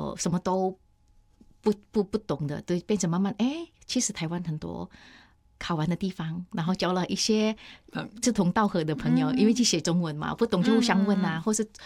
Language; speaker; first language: Chinese; non-native, fluent; Indonesian